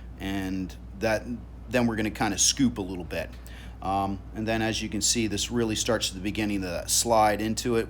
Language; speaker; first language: English; native; English